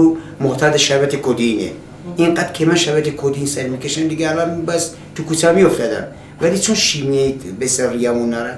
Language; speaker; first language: Persian; native; Persian